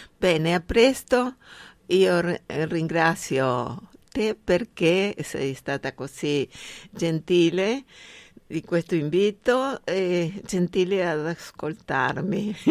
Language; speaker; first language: Italian; non-native, fluent; Spanish